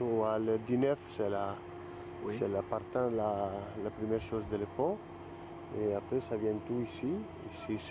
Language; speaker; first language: French; non-native, fluent; Italian